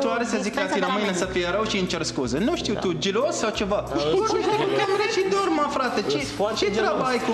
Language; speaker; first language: Romanian; non-native, learner; Arabic